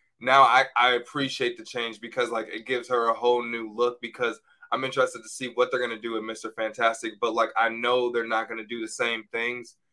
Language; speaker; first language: English; native; English